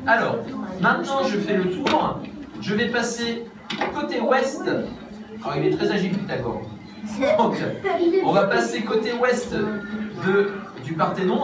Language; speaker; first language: French; native; French